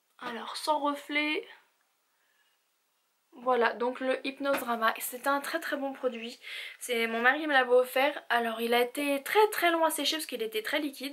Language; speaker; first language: French; native; French